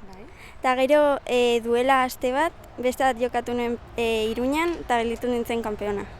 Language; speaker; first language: Basque; non-native, local second language; Spanish